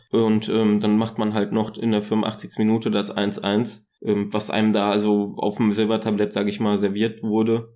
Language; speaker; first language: German; native; German